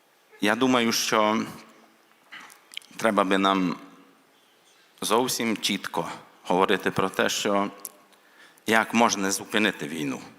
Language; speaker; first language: Ukrainian; non-native, local second language; Hungarian